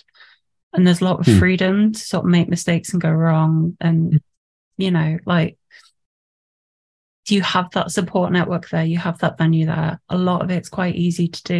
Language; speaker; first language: English; native; English